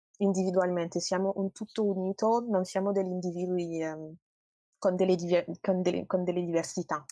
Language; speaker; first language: Italian; non-native, fluent; French